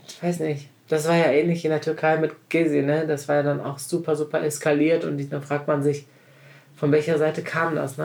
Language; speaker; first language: German; early bilingual, other home language; Turkish